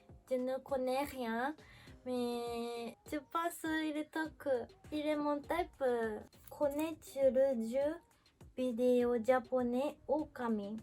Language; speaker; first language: French; non-native, learner; Japanese